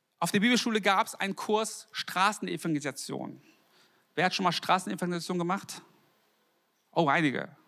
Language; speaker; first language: German; early bilingual, other home language; Korean